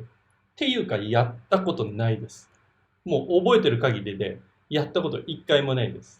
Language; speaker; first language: Japanese; native; Japanese